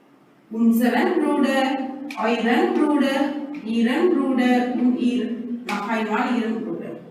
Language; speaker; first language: German; non-native, fluent; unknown